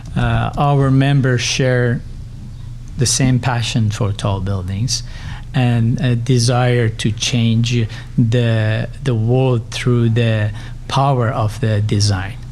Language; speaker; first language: English; non-native, fluent; Persian